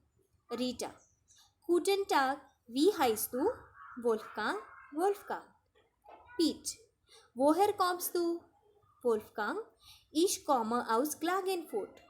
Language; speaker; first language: German; non-native, fluent; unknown